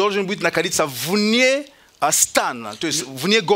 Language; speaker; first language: Russian; native; Russian